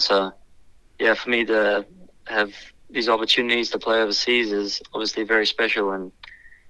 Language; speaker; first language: English; native; English